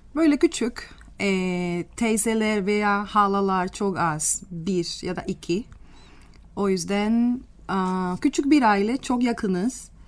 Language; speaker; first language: Turkish; non-native, fluent; Spanish